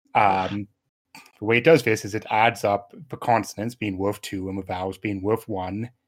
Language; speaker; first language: English; native; English